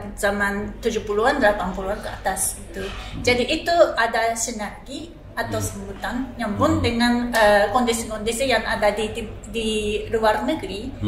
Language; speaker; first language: Indonesian; non-native, fluent; Japanese